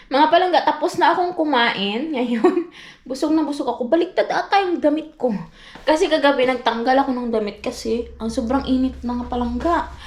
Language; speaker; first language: Filipino; non-native, local second language; Cebuano